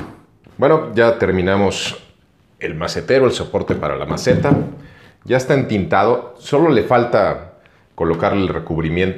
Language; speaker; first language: Spanish; native; Spanish